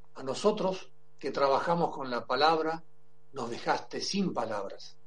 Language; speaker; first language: Spanish; native; Spanish